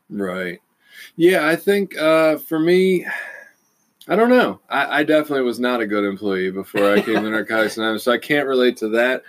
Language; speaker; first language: English; native; English